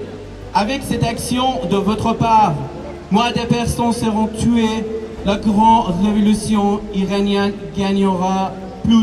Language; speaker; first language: French; non-native, fluent; Persian